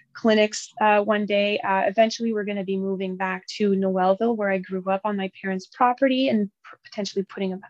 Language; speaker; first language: English; native; English